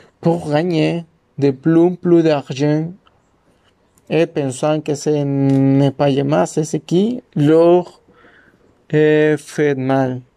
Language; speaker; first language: French; non-native, learner; Spanish